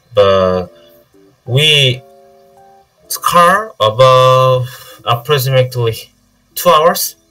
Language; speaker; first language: English; non-native, learner; Korean